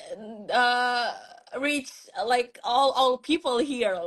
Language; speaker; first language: English; non-native, learner; Indonesian